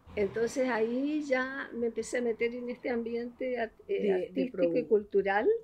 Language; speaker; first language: Spanish; native; Spanish